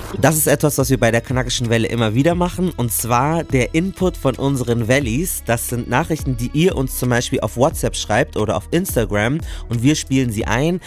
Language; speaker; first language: German; native; German